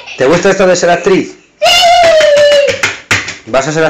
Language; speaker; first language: Spanish; native; Spanish